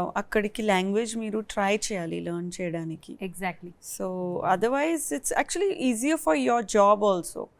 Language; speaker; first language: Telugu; non-native, learner; Kannada